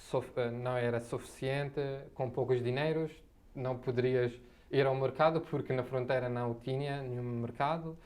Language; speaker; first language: Portuguese; non-native, fluent; Arabic